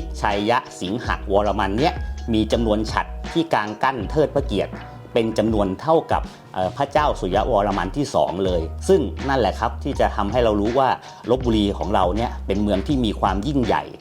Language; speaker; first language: Thai; native; Thai